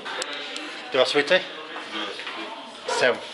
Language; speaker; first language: Russian; non-native, learner; English